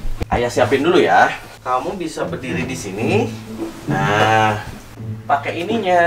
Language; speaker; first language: Indonesian; native; Indonesian